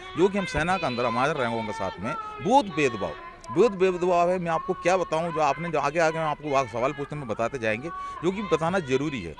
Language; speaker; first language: Hindi; non-native, local second language; Malayalam